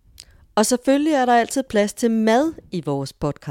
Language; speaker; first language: Danish; native; Danish